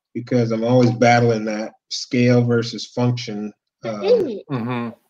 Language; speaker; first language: English; native; English